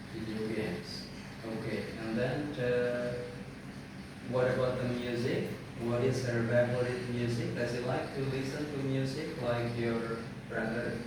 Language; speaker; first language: English; non-native, fluent; Indonesian